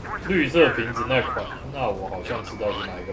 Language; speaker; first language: Chinese; native; Chinese